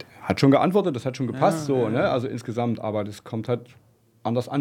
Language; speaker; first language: German; native; German